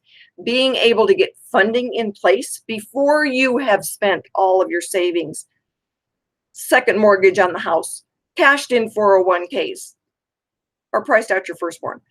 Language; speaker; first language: English; native; English